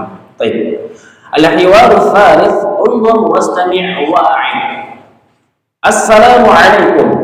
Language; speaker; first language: Arabic; non-native, fluent; Indonesian